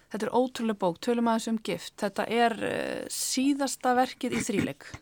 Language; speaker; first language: Icelandic; native; Icelandic